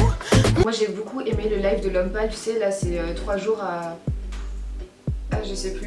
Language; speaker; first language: French; native; French